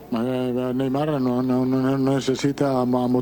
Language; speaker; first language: Portuguese; non-native, fluent; Italian